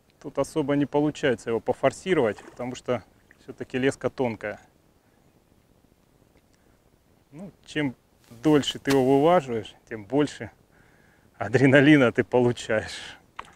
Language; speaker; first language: Russian; native; Russian